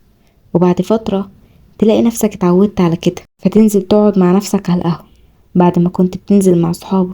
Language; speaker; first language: Arabic; native; Arabic